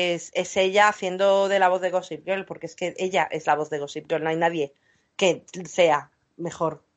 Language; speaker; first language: Spanish; non-native, fluent; English